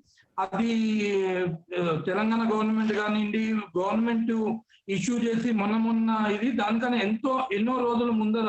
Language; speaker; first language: Telugu; native; Telugu